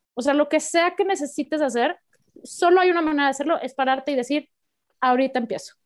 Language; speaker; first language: Spanish; native; Spanish